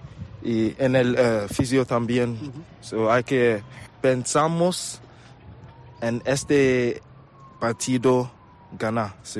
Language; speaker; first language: Spanish; non-native, learner; English